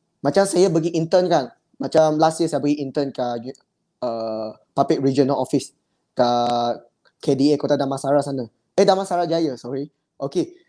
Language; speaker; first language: Malay; non-native, local second language; Chinese